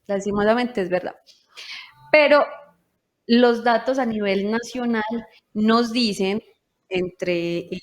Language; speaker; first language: Spanish; native; Spanish